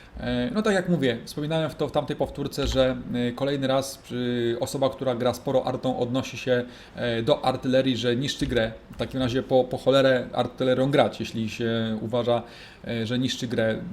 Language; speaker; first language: Polish; native; Polish